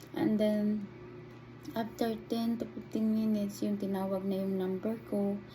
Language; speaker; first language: Filipino; non-native, local second language; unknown